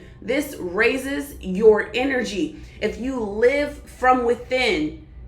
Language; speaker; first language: English; native; English